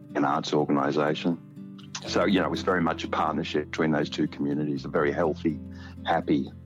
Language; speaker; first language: English; native; English